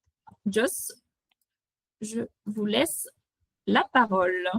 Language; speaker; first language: French; native; French